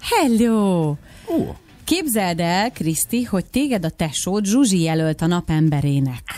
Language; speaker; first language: Hungarian; native; Hungarian